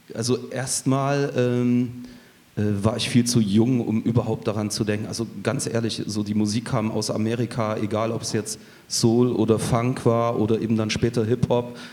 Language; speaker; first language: German; native; German